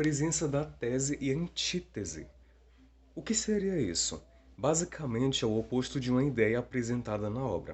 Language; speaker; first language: Portuguese; native; Portuguese